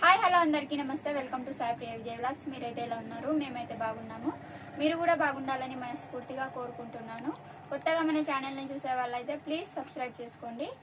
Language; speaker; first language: Telugu; non-native, local second language; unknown